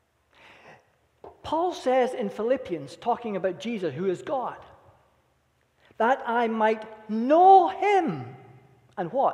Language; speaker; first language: English; native; English